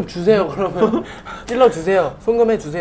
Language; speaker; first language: Korean; native; Korean